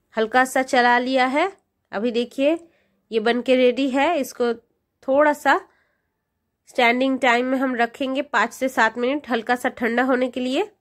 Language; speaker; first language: Hindi; non-native, local second language; Bangla